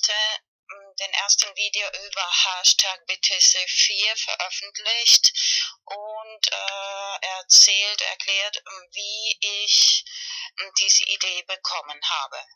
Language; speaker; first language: German; non-native, learner; Spanish